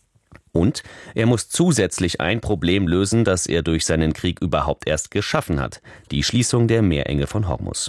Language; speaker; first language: German; native; German